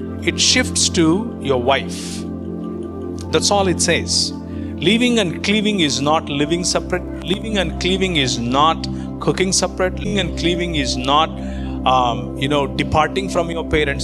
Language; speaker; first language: English; non-native, local second language; Telugu